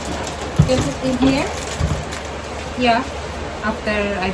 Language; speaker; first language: English; non-native, learner; Indonesian